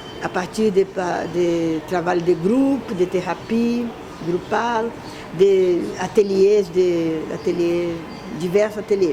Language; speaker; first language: French; non-native, fluent; Portuguese